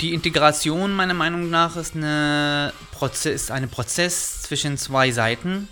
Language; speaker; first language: German; non-native, fluent; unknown